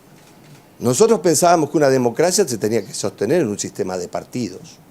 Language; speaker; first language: Spanish; native; Spanish